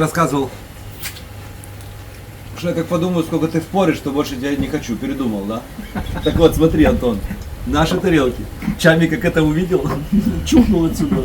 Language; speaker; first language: Russian; native; Russian